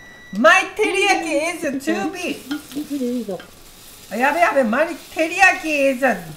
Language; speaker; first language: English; non-native, learner; Japanese